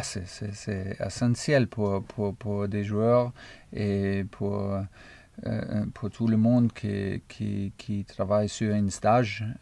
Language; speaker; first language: French; non-native, fluent; German